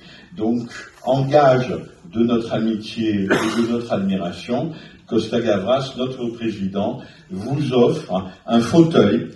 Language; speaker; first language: French; native; French